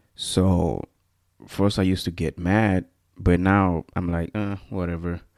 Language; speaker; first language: English; non-native, fluent; Spanish